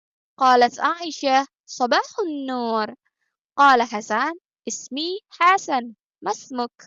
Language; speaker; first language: Arabic; non-native, learner; Indonesian